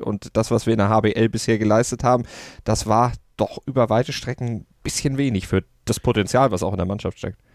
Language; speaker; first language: German; native; German